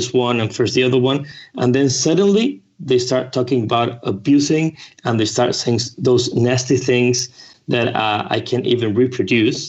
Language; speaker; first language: English; non-native, fluent; Spanish